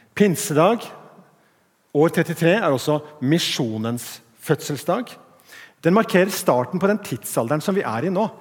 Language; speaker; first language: Norwegian; native; Norwegian